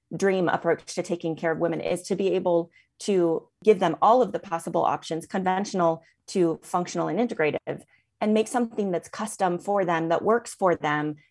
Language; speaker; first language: English; native; English